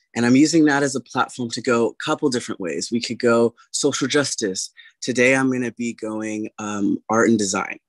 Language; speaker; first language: English; native; English